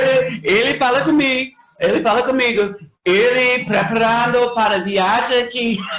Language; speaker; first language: Portuguese; non-native, learner; English